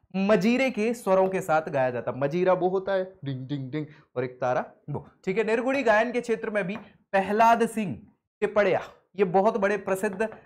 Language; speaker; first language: Hindi; native; Hindi